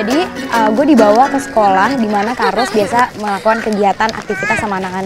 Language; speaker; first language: Indonesian; native; Indonesian